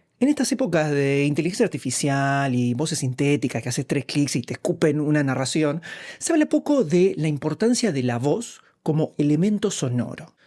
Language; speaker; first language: Spanish; native; Spanish